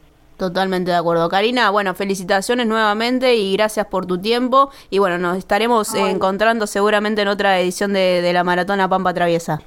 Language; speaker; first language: Spanish; native; Spanish